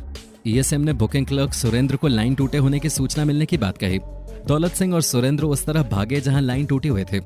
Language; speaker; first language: Hindi; native; Hindi